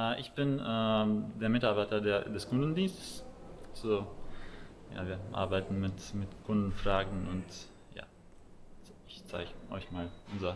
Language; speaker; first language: German; non-native, fluent; Latvian